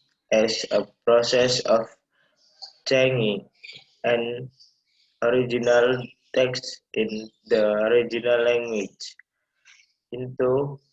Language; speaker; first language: English; non-native, learner; Indonesian